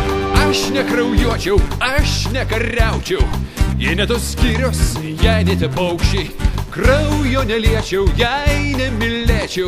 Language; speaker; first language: Lithuanian; native; Lithuanian